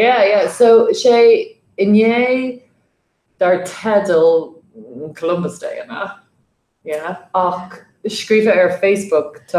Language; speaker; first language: Irish; non-native, fluent; English